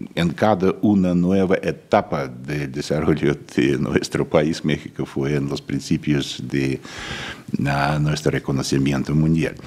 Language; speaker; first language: Spanish; non-native, fluent; Russian